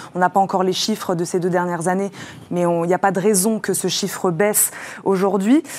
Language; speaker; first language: French; native; French